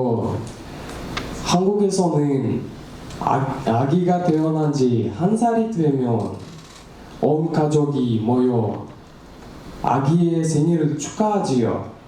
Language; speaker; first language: Korean; non-native, learner; Kyrgyz